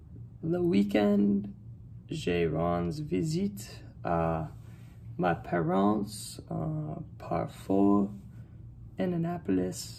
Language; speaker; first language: French; non-native, learner; English